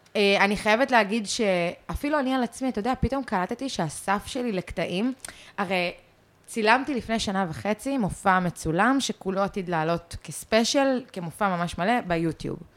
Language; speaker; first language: Hebrew; early bilingual, other home language; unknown